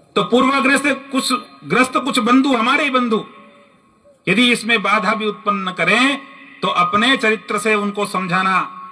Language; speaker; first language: Hindi; native; Hindi